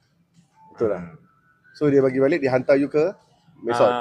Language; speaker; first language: Malay; native; Malay